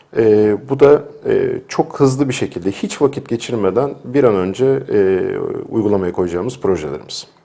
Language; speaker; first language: Turkish; native; Turkish